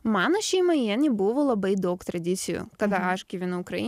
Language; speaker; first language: Lithuanian; non-native, learner; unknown